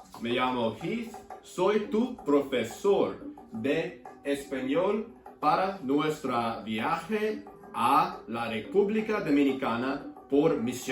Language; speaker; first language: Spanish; non-native, learner; English